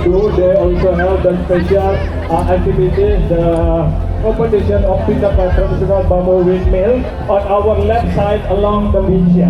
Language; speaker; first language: English; non-native, learner; Indonesian